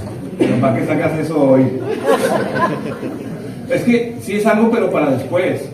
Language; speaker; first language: Spanish; native; Spanish